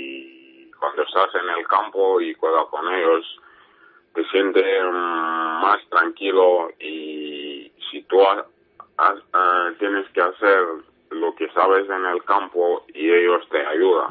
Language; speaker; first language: Spanish; non-native, learner; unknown